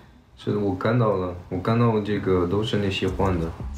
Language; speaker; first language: Chinese; early bilingual, heritage; Chinese